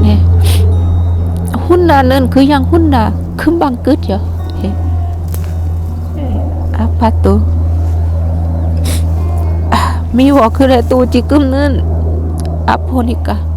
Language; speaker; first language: Korean; non-native, learner; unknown